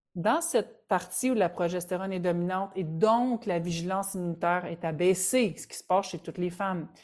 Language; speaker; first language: French; native; French